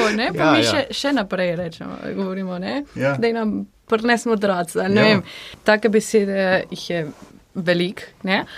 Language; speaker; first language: Slovenian; early bilingual, heritage; Slovenian